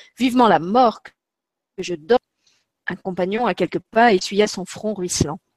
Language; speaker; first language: French; native; French